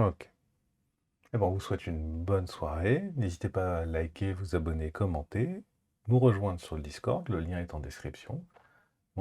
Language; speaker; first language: French; native; French